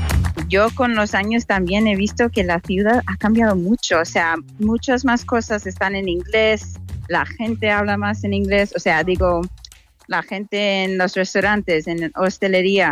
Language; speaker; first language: Spanish; non-native, fluent; English